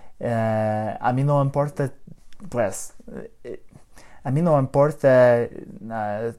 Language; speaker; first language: Spanish; early bilingual, heritage; English